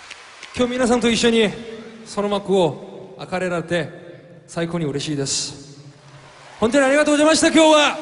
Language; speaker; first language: Japanese; non-native, fluent; Korean